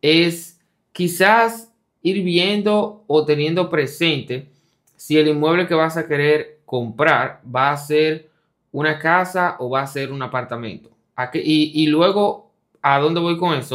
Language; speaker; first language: Spanish; native; Spanish